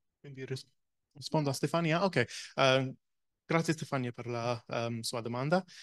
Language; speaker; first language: Italian; non-native, fluent; English